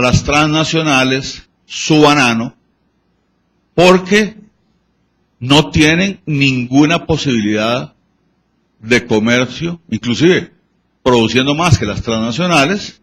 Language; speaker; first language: Spanish; native; Spanish